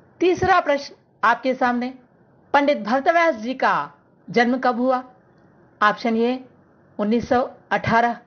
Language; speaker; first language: Hindi; non-native, local second language; Telugu